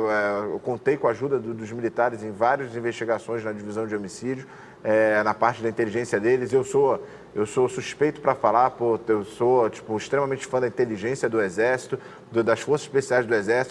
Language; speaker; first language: Portuguese; native; Portuguese